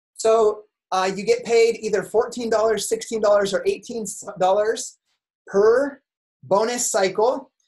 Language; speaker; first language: English; native; English